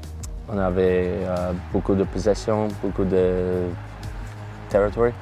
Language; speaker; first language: French; non-native, learner; English